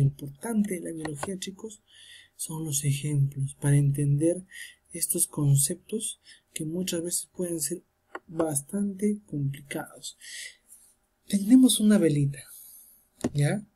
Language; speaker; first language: Spanish; native; Spanish